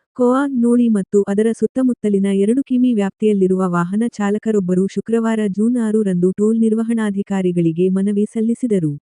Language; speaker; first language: Kannada; non-native, local second language; Marathi